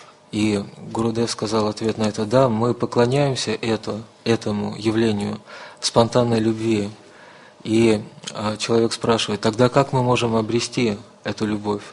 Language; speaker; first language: Russian; native; Russian